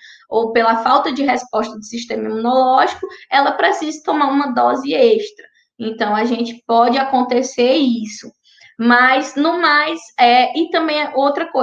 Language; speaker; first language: Portuguese; native; Portuguese